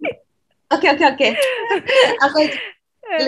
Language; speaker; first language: Indonesian; non-native, learner; Korean